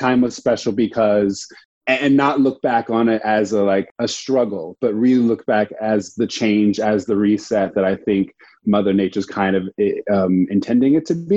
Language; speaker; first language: English; native; English